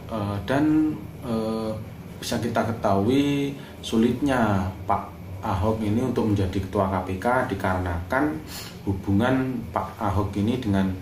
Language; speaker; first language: Indonesian; non-native, local second language; Javanese